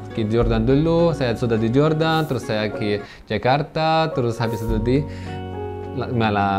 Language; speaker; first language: Indonesian; non-native, fluent; Arabic